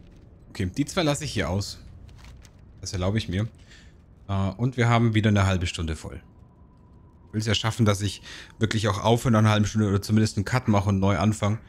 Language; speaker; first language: German; native; German